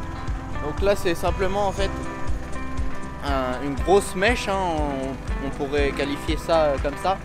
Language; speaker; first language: French; native; French